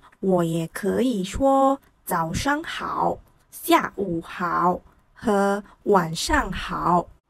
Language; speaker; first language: Chinese; non-native, learner; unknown